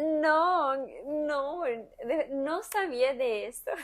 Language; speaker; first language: Spanish; non-native, fluent; Portuguese